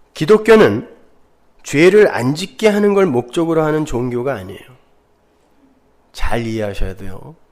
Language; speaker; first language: Korean; native; Korean